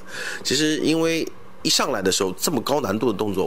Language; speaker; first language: Chinese; native; Chinese